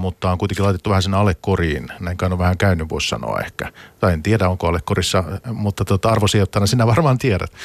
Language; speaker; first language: Finnish; native; Finnish